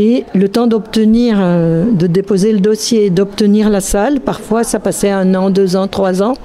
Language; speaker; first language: French; native; French